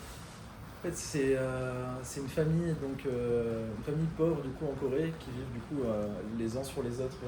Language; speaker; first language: French; native; French